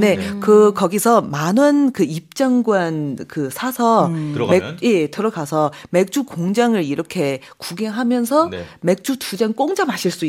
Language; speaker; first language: Korean; non-native, fluent; Chinese